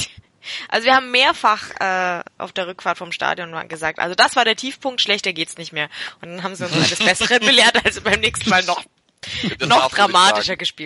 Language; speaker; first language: German; native; German